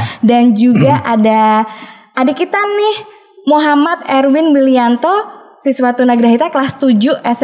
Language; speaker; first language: Indonesian; native; Indonesian